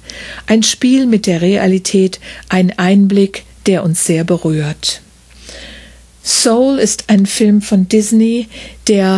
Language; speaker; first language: German; native; German